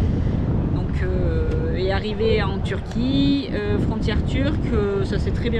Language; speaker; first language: French; native; French